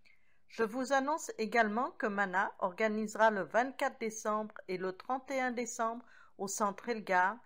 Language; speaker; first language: French; native; French